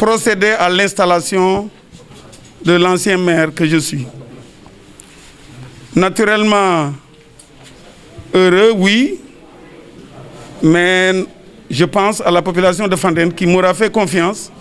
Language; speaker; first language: French; non-native, local second language; Wolof